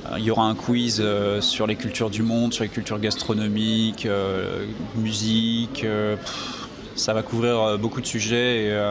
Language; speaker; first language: French; native; French